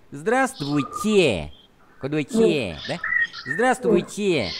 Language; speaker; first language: Russian; non-native, fluent; Vietnamese